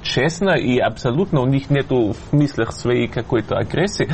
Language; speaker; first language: Russian; non-native, fluent; German